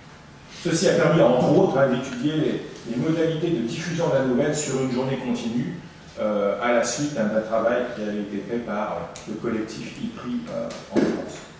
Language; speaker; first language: French; native; French